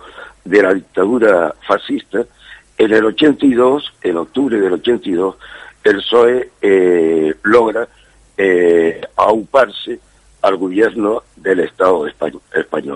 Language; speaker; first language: Spanish; native; Spanish